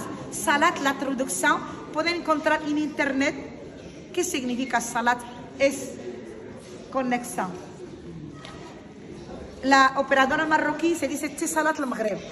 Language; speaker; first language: Spanish; non-native, fluent; Arabic